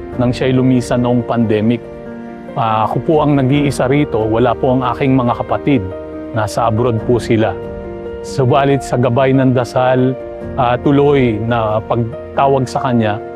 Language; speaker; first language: Filipino; native; Filipino